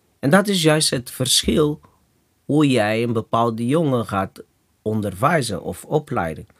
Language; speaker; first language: Dutch; non-native, fluent; Portuguese